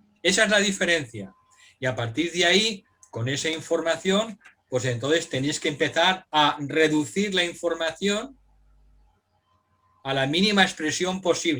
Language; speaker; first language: Spanish; native; Spanish